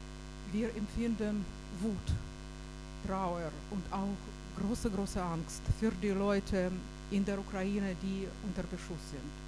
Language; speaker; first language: German; non-native, fluent; Russian